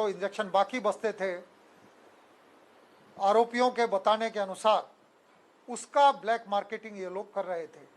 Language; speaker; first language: Hindi; non-native, local second language; Gujarati